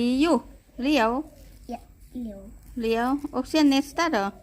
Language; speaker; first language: Swedish; non-native, learner; Thai